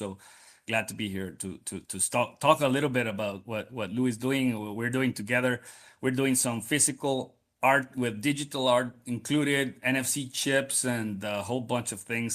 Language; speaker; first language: English; non-native, fluent; Spanish